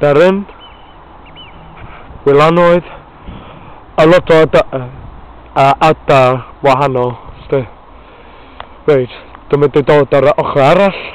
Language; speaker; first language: Welsh; non-native, learner; English